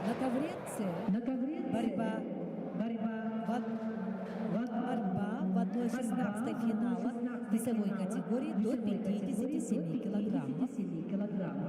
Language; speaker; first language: Russian; native; Russian